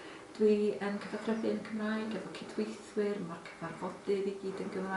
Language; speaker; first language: Welsh; non-native, local second language; English